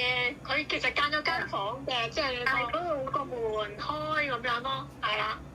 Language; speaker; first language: Chinese; non-native, learner; Indonesian